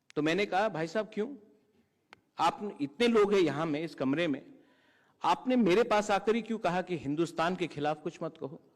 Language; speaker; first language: Hindi; non-native, local second language; Kok Borok